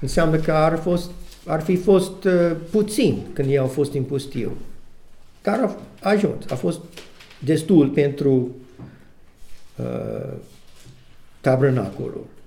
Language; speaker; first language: Romanian; non-native, learner; English